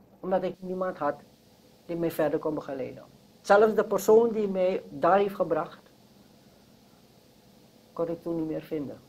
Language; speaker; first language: Dutch; non-native, local second language; Sranan Tongo